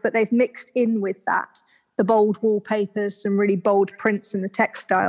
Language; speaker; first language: English; native; English